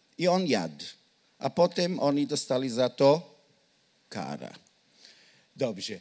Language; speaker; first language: Polish; non-native, learner; Hebrew